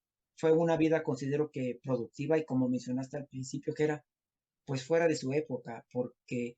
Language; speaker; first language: Spanish; native; Spanish